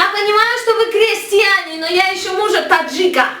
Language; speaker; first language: Russian; native; Russian